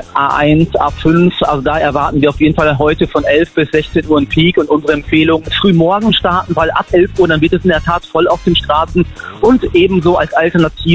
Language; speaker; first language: German; native; German